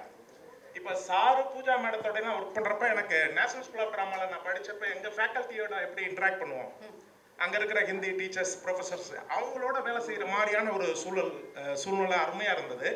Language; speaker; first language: Tamil; native; Tamil